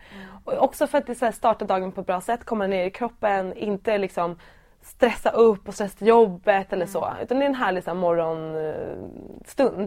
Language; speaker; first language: Swedish; native; Swedish